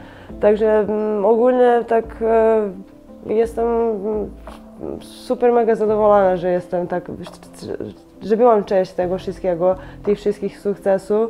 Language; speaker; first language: Polish; non-native, fluent; Serbian